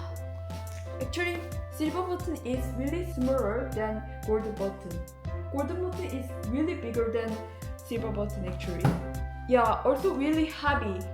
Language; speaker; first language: English; non-native, learner; Korean